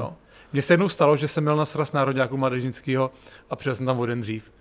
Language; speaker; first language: Czech; native; Czech